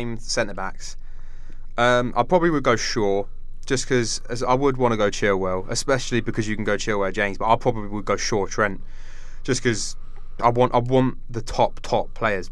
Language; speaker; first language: English; native; English